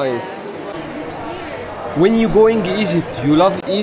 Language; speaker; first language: English; non-native, learner; Arabic